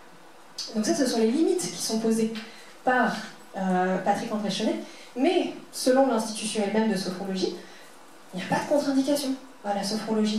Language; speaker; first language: French; native; French